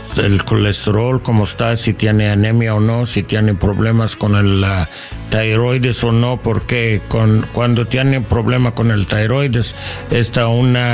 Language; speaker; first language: Spanish; non-native, learner; English